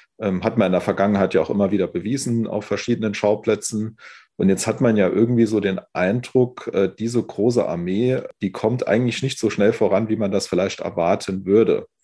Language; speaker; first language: German; native; German